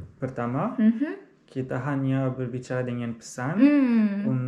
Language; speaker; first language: Indonesian; non-native, learner; Arabic